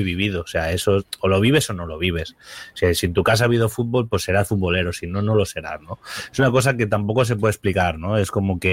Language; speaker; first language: Spanish; native; Spanish